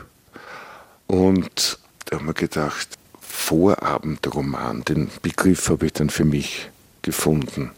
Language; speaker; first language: German; native; German